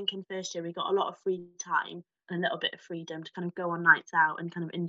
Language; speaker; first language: English; native; English